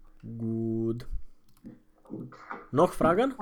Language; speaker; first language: German; non-native, fluent; Romanian